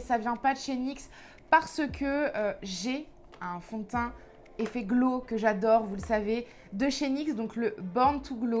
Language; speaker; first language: French; native; French